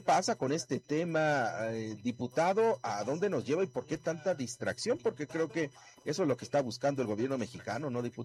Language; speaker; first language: Spanish; native; Spanish